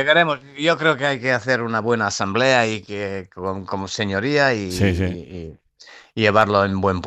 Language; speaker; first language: Spanish; non-native, fluent; Serbian